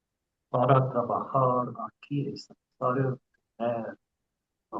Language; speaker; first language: Spanish; non-native, learner; English